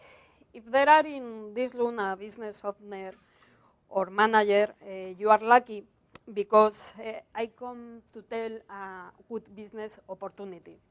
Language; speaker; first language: English; non-native, learner; Spanish